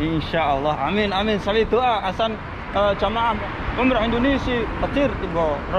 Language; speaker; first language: Arabic; non-native, learner; Indonesian